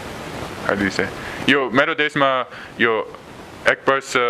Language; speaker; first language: Nepali; non-native, learner; English